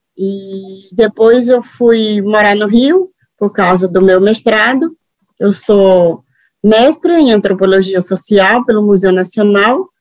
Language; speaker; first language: Portuguese; non-native, local second language; Guarani